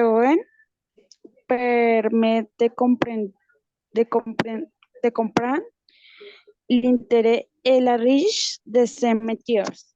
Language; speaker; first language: French; non-native, learner; Spanish